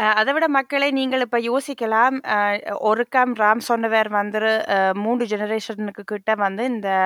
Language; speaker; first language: Tamil; native; Tamil